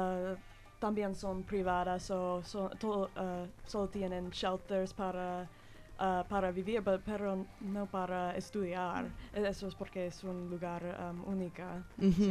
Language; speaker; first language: Spanish; non-native, learner; English